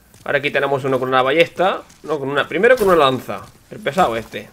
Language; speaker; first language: Spanish; native; Spanish